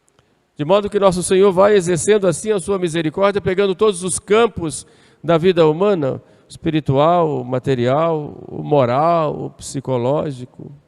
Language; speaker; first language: Portuguese; native; Portuguese